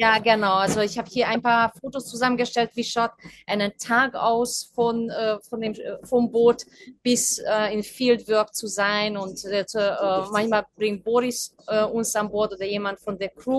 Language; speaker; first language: German; non-native, fluent; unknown